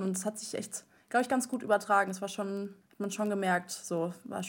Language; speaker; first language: German; native; German